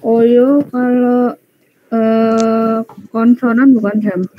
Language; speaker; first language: Korean; non-native, learner; Indonesian